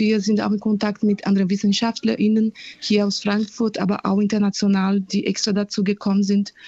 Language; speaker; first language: German; non-native, fluent; Portuguese